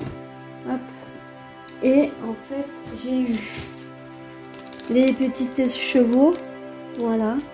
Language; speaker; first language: French; native; French